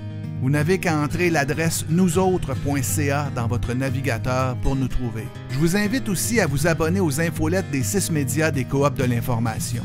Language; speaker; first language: French; native; French